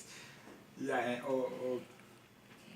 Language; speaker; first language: English; non-native, learner; Spanish